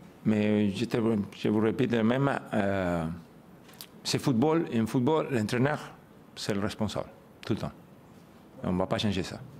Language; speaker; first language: French; non-native, fluent; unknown